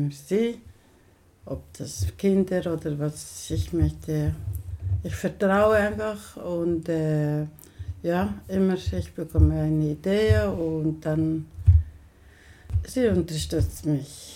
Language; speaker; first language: German; non-native, learner; Somali